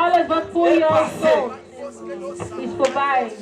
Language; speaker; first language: Dutch; non-native, fluent; Lingala